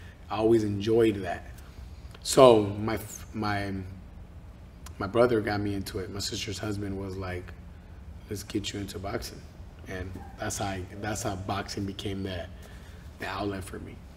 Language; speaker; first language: English; early bilingual, other home language; Spanish